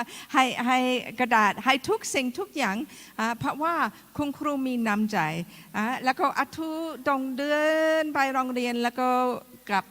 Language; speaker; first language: Thai; non-native, fluent; English